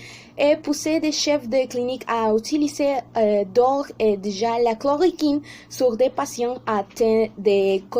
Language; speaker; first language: French; non-native, learner; Spanish